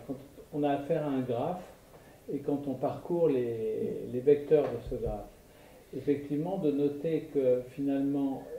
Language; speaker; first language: French; native; French